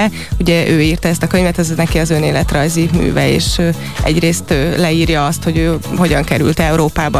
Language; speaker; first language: Hungarian; native; Hungarian